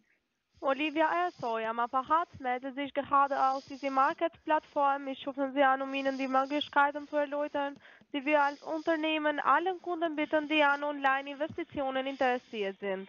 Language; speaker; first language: German; non-native, fluent; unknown